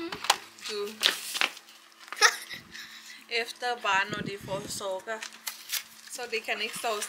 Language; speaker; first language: Danish; non-native, learner; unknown